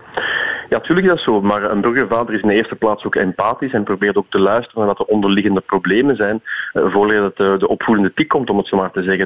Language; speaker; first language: Dutch; native; Dutch